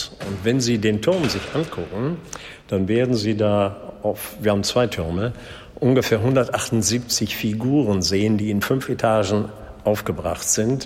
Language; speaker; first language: German; native; German